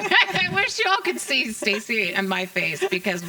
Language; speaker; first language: English; native; English